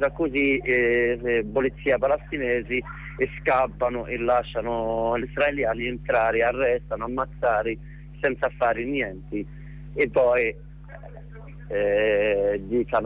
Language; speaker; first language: Italian; non-native, learner; Arabic